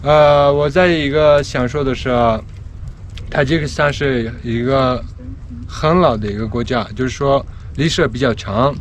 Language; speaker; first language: Chinese; non-native, fluent; Tajik